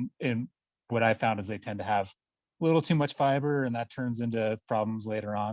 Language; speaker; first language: English; native; English